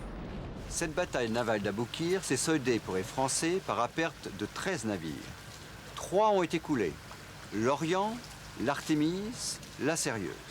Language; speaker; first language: French; native; French